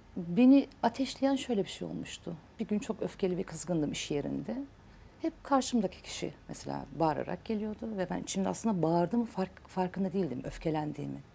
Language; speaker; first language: Turkish; native; Turkish